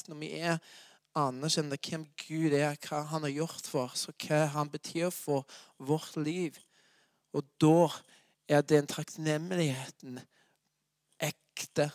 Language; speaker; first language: Norwegian; non-native, fluent; English